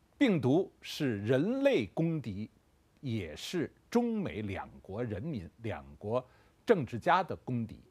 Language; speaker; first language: Chinese; native; Chinese